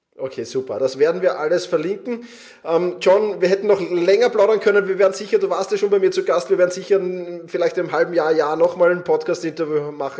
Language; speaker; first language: German; native; German